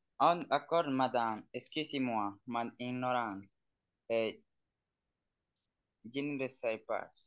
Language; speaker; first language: French; non-native, learner; Spanish